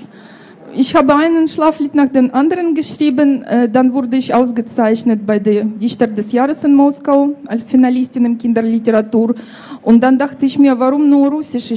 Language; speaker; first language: German; non-native, fluent; Russian